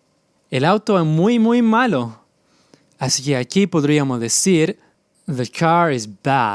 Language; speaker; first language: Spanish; non-native, fluent; English